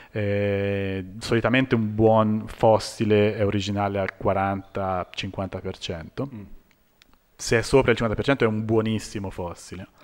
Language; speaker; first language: Italian; native; Italian